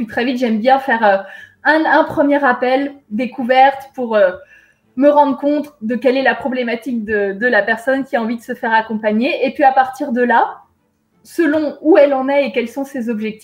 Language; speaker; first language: French; native; French